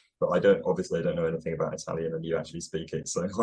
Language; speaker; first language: English; native; English